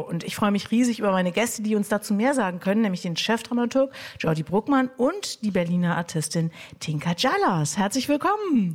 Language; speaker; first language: German; native; German